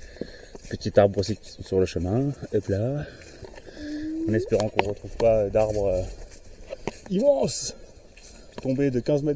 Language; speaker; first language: French; native; French